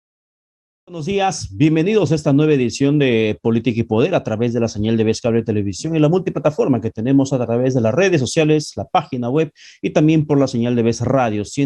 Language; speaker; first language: Spanish; native; Spanish